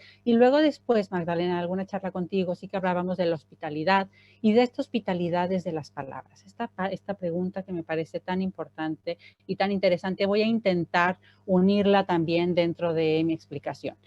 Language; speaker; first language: Spanish; native; Spanish